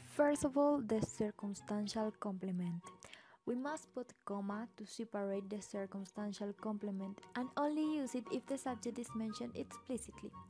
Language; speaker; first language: English; non-native, learner; Spanish